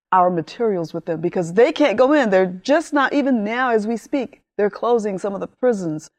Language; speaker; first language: English; early bilingual, other home language; Spanish